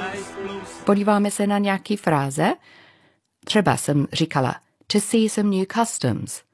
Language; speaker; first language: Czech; non-native, learner; English